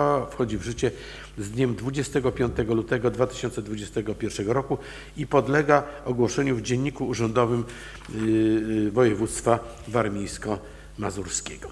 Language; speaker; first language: Polish; native; Polish